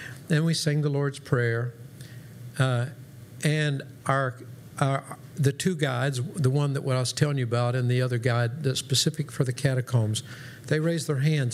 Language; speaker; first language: English; native; English